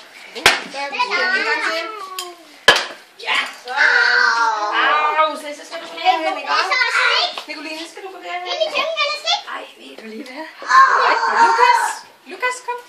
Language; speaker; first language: Danish; native; Danish